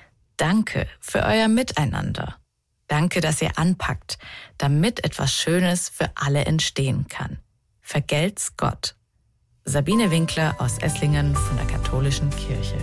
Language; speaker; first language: German; native; German